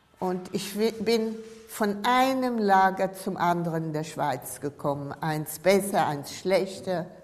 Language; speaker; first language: German; native; German